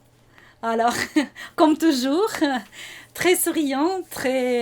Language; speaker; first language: French; non-native, fluent; Russian